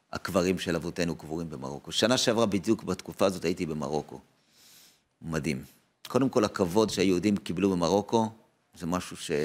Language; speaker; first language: Hebrew; native; Hebrew